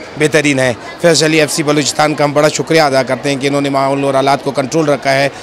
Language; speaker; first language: Urdu; non-native, local second language; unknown